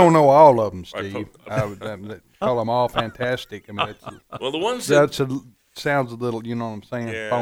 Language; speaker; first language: English; native; English